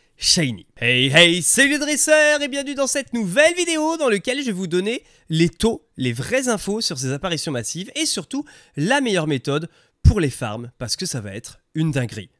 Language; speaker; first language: French; native; French